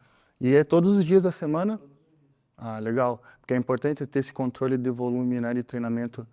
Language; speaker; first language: Portuguese; native; Portuguese